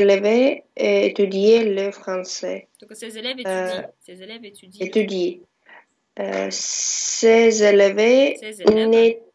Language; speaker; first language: French; non-native, learner; Russian